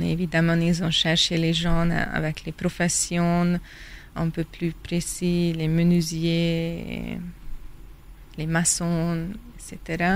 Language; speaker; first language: French; non-native, fluent; Hungarian